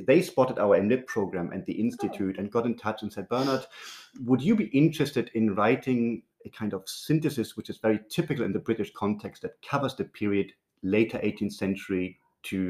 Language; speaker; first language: English; non-native, fluent; German